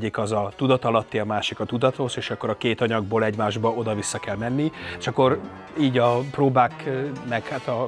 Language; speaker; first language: Hungarian; native; Hungarian